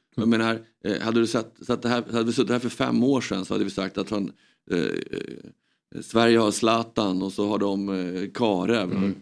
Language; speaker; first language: Swedish; native; Swedish